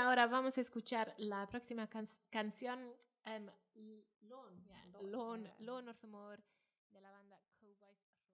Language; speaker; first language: Spanish; non-native, fluent; Welsh